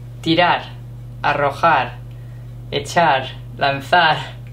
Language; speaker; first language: Spanish; non-native, fluent; English